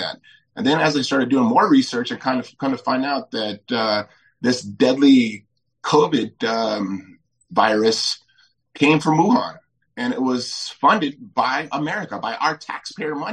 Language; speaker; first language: English; native; English